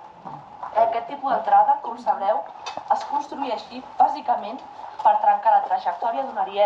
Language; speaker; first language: Catalan; native; Catalan